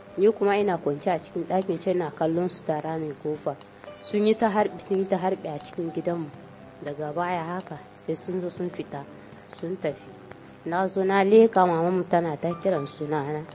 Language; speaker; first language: Hausa; non-native, local second language; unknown